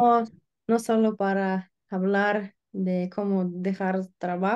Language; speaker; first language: Spanish; non-native, learner; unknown